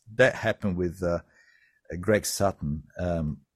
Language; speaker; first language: English; non-native, fluent; Italian